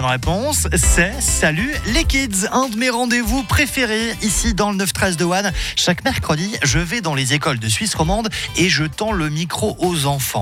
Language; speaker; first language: French; native; French